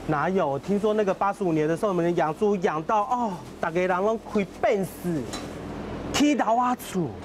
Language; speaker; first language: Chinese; native; Chinese